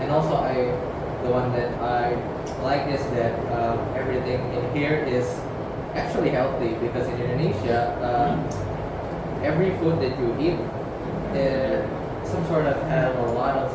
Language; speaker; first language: English; non-native, fluent; Indonesian